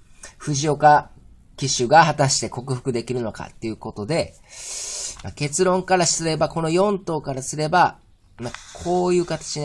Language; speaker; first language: Japanese; native; Japanese